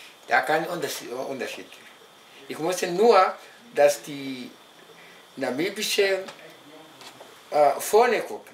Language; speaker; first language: German; non-native, local second language; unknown